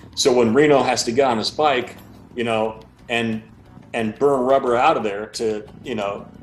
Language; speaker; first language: English; native; English